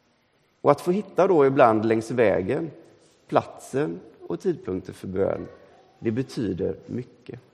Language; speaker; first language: Swedish; native; Swedish